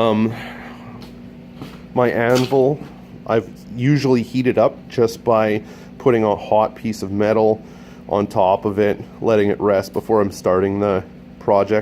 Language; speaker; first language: English; native; English